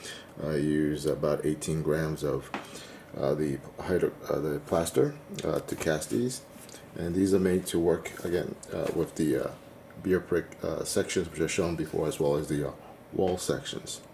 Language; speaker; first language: English; native; English